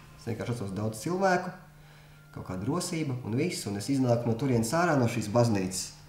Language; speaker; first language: Latvian; non-native, local second language; Russian